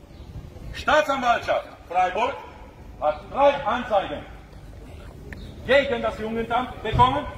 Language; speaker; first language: German; non-native, fluent; Romanian